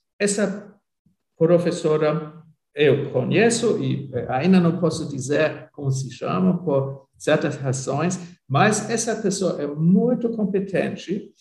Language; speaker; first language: Portuguese; non-native, fluent; German